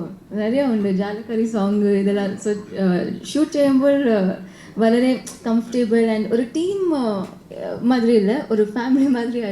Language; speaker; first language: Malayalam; non-native, learner; Tamil